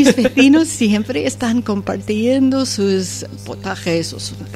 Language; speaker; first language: Spanish; non-native, fluent; English